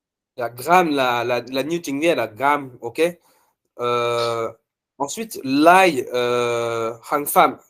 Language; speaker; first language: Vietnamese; non-native, learner; French